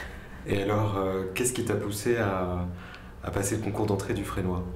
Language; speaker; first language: French; native; French